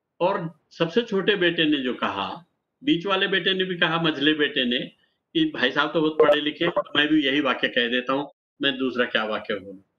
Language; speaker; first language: Hindi; native; Hindi